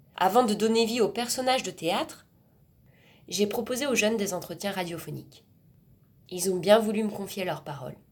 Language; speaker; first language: French; native; French